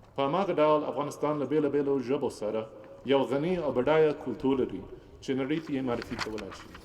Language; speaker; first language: Pashto; non-native, fluent; English